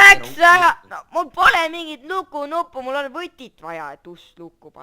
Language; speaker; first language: Estonian; native; Estonian